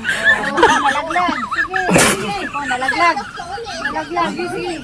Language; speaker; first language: Filipino; non-native, local second language; Cebuano